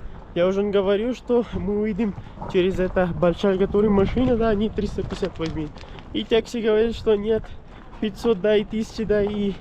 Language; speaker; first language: Russian; non-native, learner; Kyrgyz